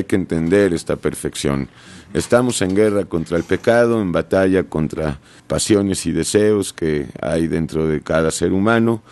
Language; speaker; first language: Spanish; native; Spanish